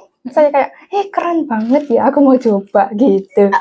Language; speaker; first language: Indonesian; non-native, local second language; English